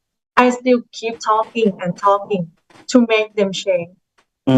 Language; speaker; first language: English; non-native, learner; Thai